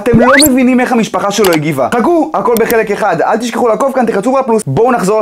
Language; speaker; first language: Hebrew; native; Hebrew